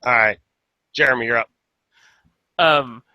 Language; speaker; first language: English; native; English